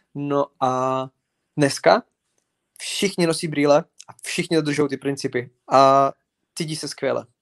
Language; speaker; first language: Czech; native; Czech